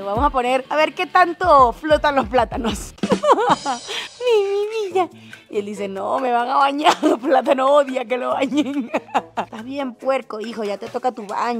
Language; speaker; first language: Spanish; native; Spanish